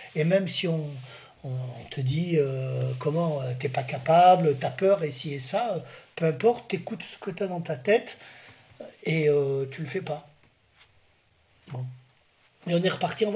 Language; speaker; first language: French; native; French